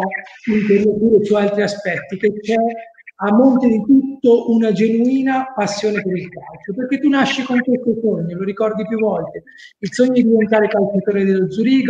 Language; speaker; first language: Italian; native; Italian